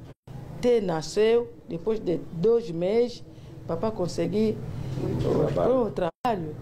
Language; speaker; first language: Portuguese; non-native, local second language; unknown